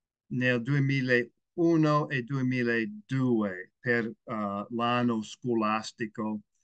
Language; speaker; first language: Italian; non-native, learner; English